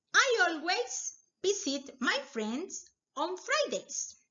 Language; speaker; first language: English; non-native, fluent; Spanish